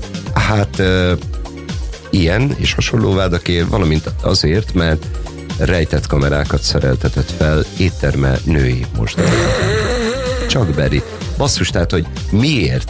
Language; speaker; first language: Hungarian; native; Hungarian